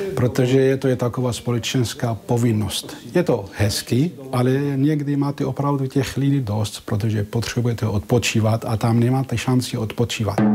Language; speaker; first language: Czech; non-native, fluent; Arabic